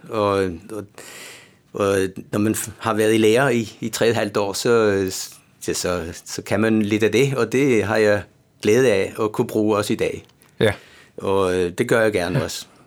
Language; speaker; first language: Danish; native; Danish